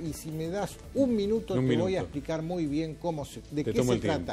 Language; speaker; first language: Spanish; native; Spanish